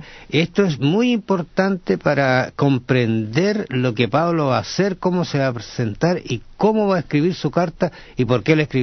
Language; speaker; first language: Spanish; native; Spanish